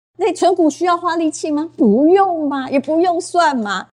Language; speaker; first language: Chinese; native; Chinese